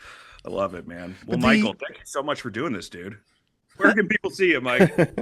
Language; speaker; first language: English; native; English